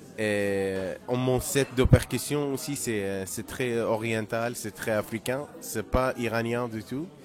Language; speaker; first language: French; non-native, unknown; Persian